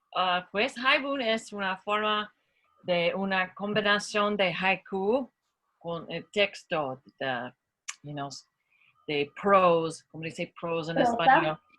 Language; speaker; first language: Spanish; non-native, learner; English